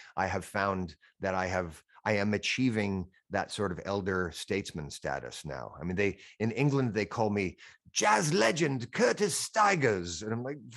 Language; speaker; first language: English; native; English